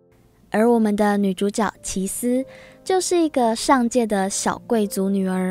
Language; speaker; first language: Chinese; native; Chinese